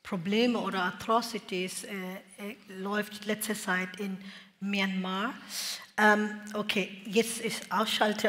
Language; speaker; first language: German; non-native, learner; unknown